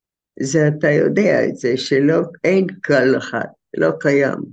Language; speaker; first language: Hebrew; non-native, fluent; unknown